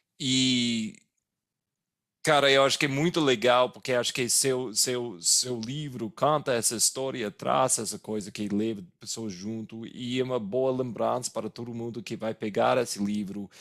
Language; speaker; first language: Portuguese; non-native, fluent; English